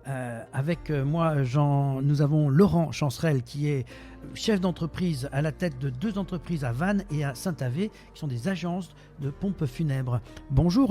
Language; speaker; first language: French; native; French